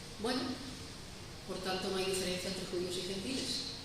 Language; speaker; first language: Spanish; native; Spanish